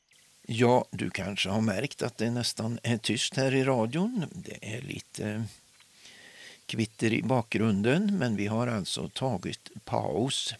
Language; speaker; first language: Swedish; native; Swedish